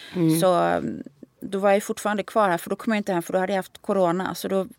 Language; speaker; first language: Swedish; native; Swedish